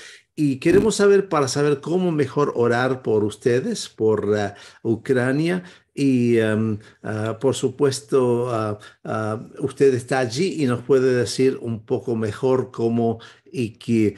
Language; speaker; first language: Spanish; non-native, fluent; English